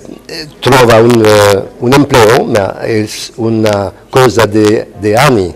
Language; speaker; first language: Italian; non-native, fluent; Spanish